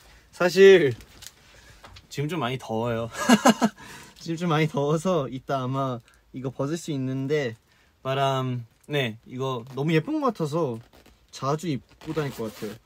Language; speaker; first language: Korean; early bilingual, heritage; Korean